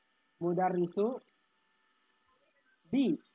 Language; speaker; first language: Arabic; non-native, fluent; Indonesian